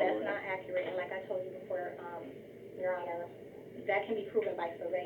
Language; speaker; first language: English; native; English